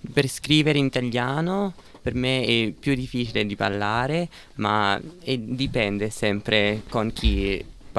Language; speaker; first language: Italian; non-native, learner; English